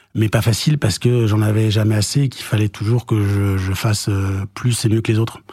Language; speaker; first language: French; native; French